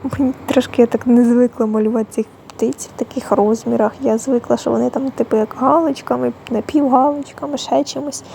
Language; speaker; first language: Ukrainian; non-native, local second language; Russian